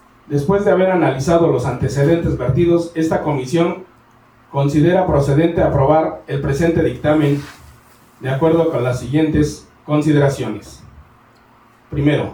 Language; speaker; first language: Spanish; native; Spanish